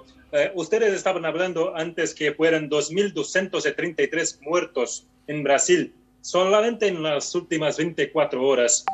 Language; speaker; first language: Spanish; non-native, fluent; Portuguese